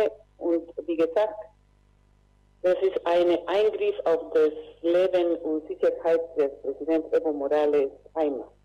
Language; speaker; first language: German; non-native, fluent; Spanish